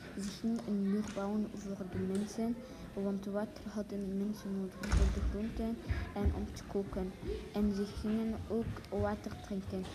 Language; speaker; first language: Dutch; non-native, local second language; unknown